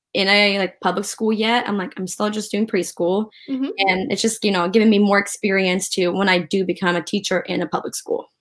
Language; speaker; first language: English; early bilingual, other home language; Ukrainian